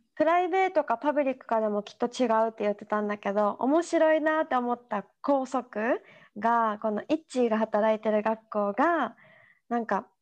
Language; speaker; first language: Japanese; native; Japanese